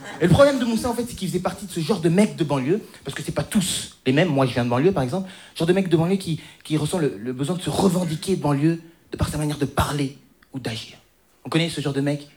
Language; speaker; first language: French; native; French